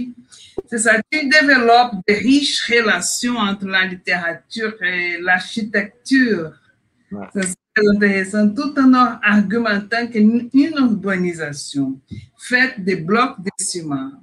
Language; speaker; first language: French; non-native, fluent; Portuguese